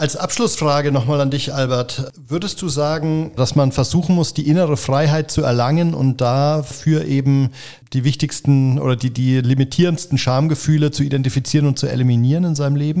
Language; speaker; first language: German; native; German